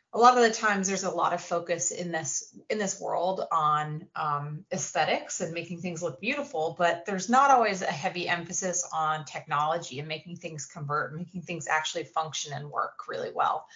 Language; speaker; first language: English; native; English